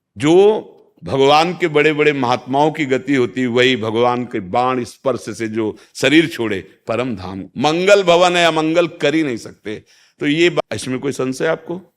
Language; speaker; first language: Hindi; native; Hindi